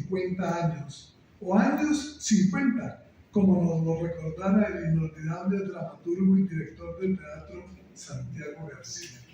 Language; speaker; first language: Spanish; native; Spanish